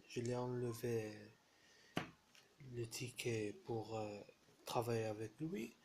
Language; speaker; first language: French; non-native, fluent; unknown